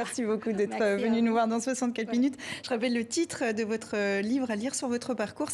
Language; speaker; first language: French; native; French